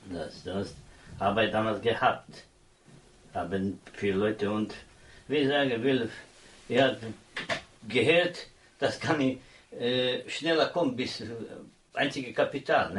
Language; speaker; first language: German; non-native, learner; Croatian